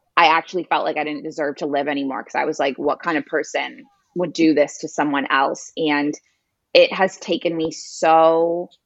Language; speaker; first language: English; native; English